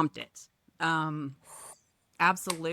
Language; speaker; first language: English; native; English